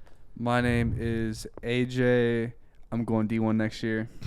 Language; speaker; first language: English; native; English